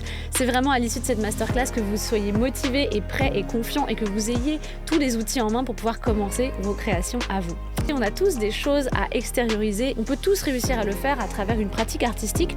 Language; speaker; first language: French; native; French